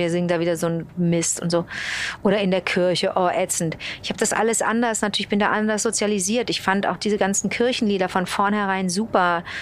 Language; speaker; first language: German; early bilingual, other home language; English